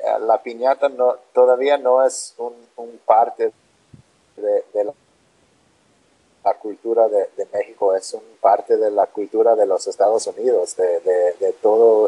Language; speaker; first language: Spanish; non-native, learner; English